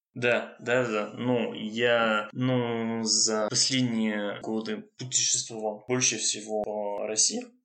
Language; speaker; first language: Russian; non-native, fluent; French